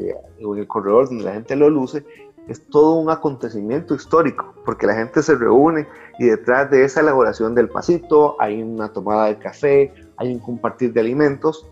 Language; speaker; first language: Spanish; native; Spanish